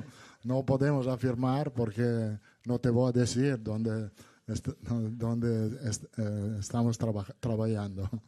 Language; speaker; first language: Spanish; non-native, learner; Italian